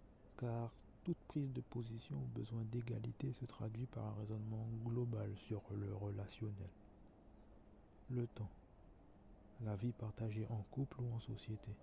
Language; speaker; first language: French; native; French